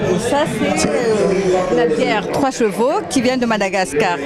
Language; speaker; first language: French; non-native, local second language; Malagasy